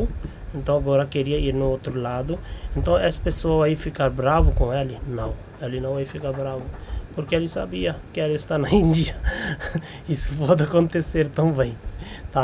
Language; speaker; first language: Portuguese; non-native, learner; Hindi